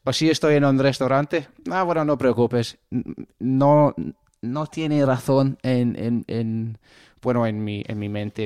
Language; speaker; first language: Spanish; non-native, learner; English